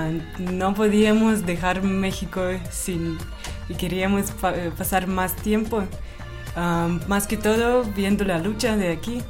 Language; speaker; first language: Spanish; non-native, fluent; Russian